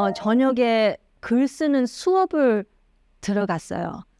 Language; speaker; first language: Korean; early bilingual, heritage; Korean